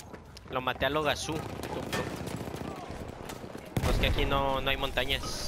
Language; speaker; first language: Spanish; native; Spanish